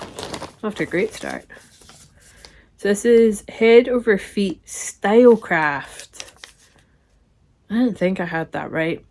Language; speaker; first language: English; native; English